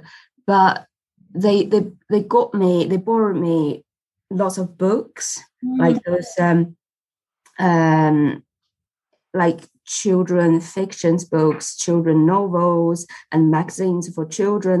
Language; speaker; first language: English; non-native, fluent; Chinese